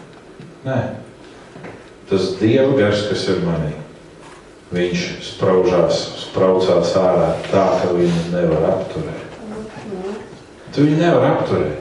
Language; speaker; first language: Latvian; native; Latvian